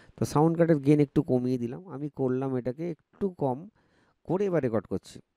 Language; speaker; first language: Bangla; native; Bangla